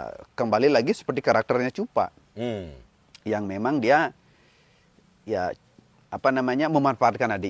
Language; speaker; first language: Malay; non-native, local second language; Balinese